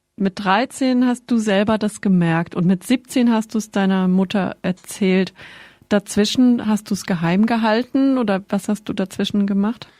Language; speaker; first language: German; native; German